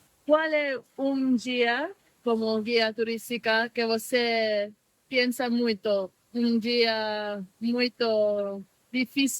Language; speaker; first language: Portuguese; non-native, learner; English